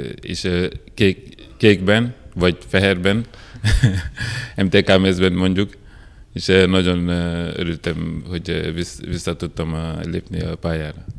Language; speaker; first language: Hungarian; non-native, learner; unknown